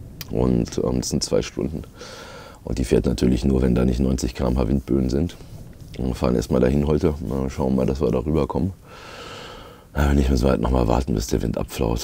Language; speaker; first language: German; native; German